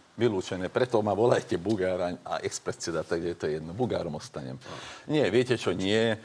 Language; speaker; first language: Slovak; non-native, local second language; Hungarian